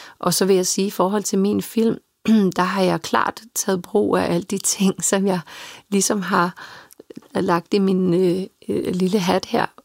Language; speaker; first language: Danish; early bilingual, other home language; Serbian